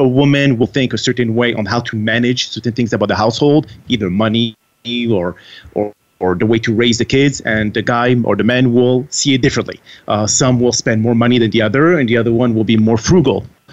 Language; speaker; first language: English; non-native, fluent; French